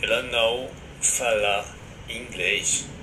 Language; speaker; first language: Portuguese; non-native, learner; French